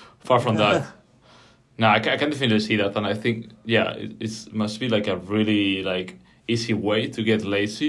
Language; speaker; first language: English; non-native, fluent; Spanish